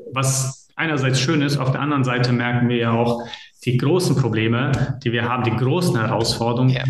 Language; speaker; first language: German; early bilingual, other home language; Serbian